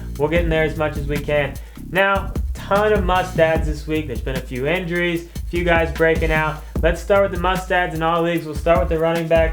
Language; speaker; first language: English; native; English